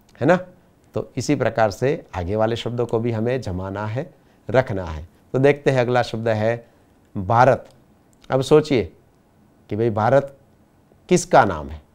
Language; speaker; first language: Hindi; non-native, local second language; Gujarati